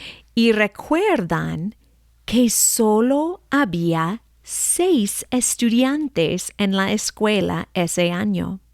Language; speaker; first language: Spanish; non-native, fluent; English